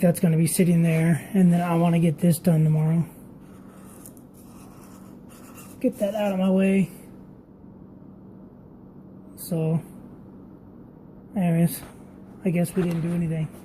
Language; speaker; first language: English; native; English